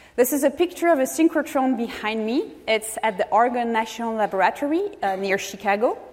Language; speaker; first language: English; non-native, fluent; French